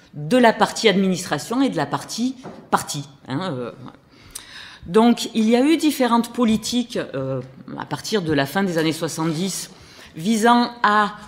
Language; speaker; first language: French; native; French